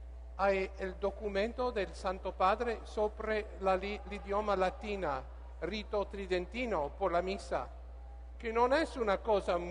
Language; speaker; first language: Spanish; non-native, learner; English